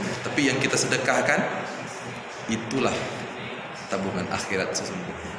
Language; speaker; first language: Indonesian; native; Indonesian